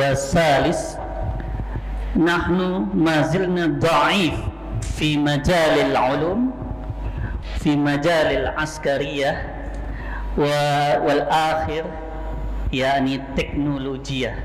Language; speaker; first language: Arabic; non-native, local second language; Indonesian